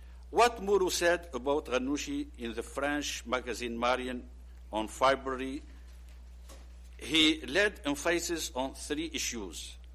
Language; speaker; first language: English; non-native, learner; Arabic